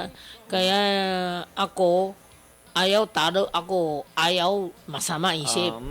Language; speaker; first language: Filipino; non-native, learner; Chinese